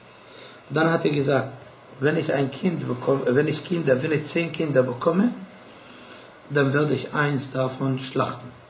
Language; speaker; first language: German; non-native, fluent; Arabic